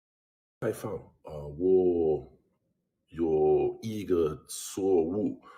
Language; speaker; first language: Chinese; non-native, learner; English